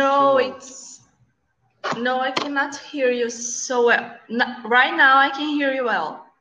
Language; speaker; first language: English; non-native, learner; Portuguese